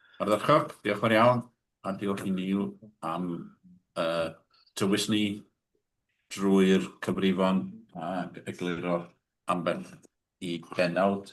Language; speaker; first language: Welsh; native; Welsh